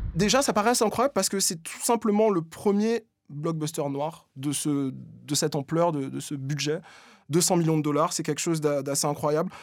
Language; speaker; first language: French; native; French